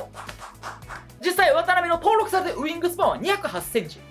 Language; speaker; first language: Japanese; native; Japanese